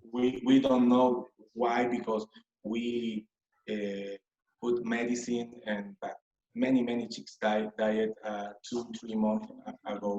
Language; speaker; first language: English; non-native, learner; Spanish